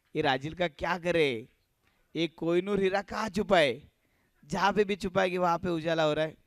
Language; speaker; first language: Hindi; non-native, local second language; Marathi